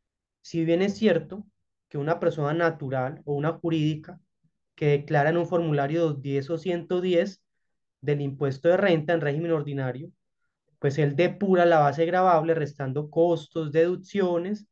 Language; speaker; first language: Spanish; native; Spanish